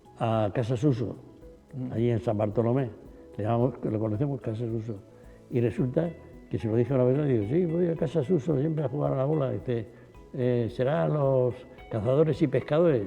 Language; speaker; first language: Spanish; native; Spanish